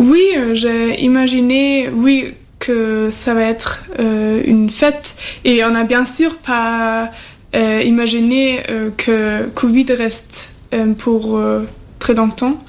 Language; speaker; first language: French; non-native, learner; German